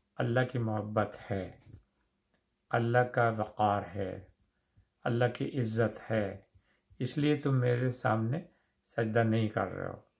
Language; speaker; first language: Hindi; native; Hindi